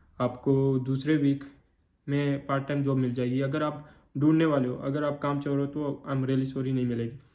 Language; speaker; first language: Urdu; non-native, local second language; Northern Hindko